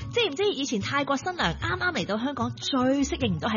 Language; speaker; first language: Cantonese; native; Cantonese